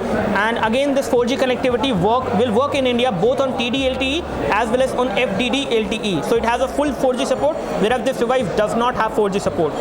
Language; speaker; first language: English; non-native, local second language; Hindi